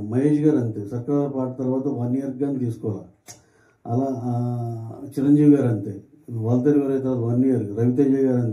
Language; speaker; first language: Telugu; native; Telugu